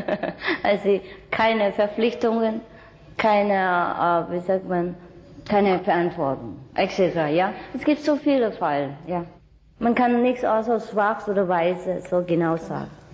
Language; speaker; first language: German; non-native, learner; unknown